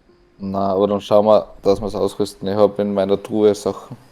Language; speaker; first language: German; native; German